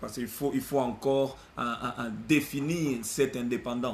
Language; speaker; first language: French; non-native, local second language; Lingala